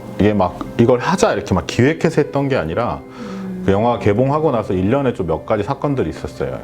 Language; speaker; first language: Korean; native; Korean